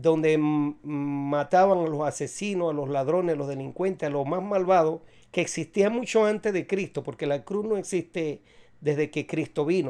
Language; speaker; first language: Spanish; native; Spanish